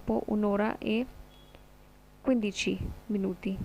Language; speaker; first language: Italian; non-native, fluent; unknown